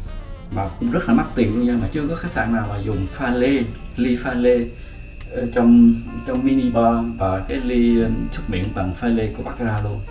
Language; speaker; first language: Vietnamese; native; Vietnamese